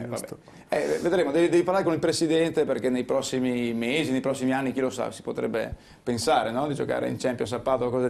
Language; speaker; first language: Italian; native; Italian